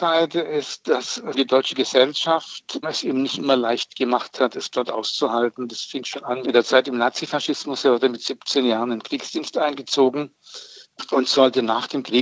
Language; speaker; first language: German; native; German